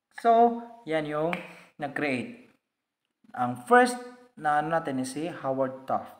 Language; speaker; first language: Filipino; non-native, local second language; Maranao